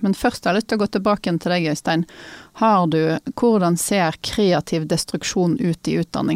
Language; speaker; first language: Norwegian; native; Norwegian